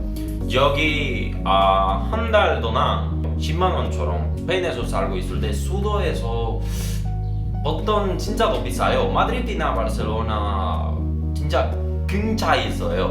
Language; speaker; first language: Korean; non-native, learner; Spanish